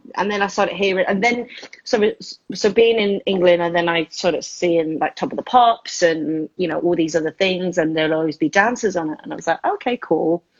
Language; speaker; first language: English; early bilingual, other home language; Spanish